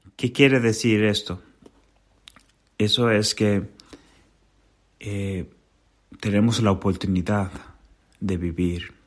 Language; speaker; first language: Spanish; native; Spanish